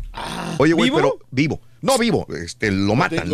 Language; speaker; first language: Spanish; native; Spanish